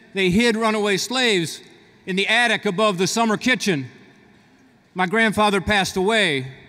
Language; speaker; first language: English; native; English